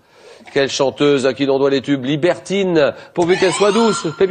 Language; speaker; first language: French; native; French